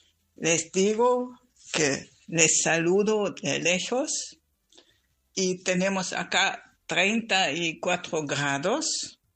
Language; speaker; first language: Spanish; non-native, fluent; German